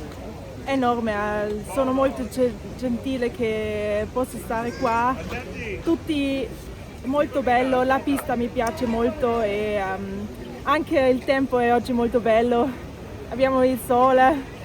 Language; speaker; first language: Italian; non-native, local second language; German